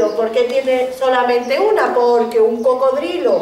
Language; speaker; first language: Spanish; native; Spanish